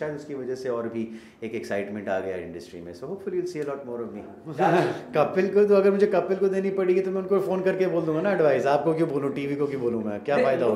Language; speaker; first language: Hindi; native; Hindi